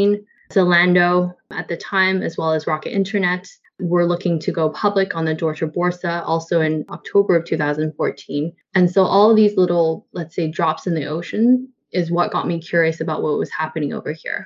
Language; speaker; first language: English; native; English